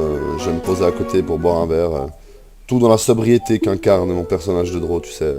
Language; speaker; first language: French; native; French